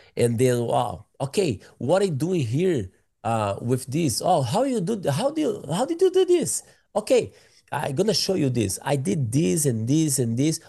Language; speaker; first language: English; non-native, learner; Portuguese